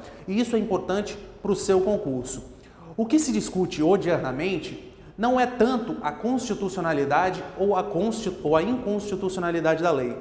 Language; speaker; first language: Portuguese; native; Portuguese